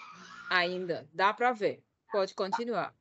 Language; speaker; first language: Portuguese; non-native, fluent; English